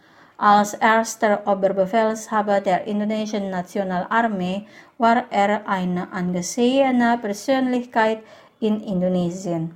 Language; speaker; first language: German; non-native, fluent; Indonesian